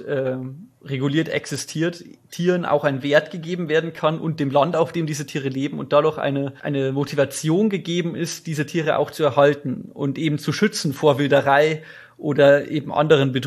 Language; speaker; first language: German; native; German